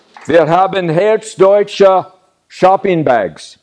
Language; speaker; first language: German; non-native, learner; English